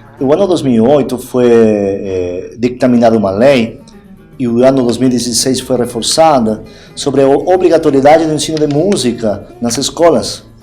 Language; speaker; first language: Portuguese; non-native, fluent; Spanish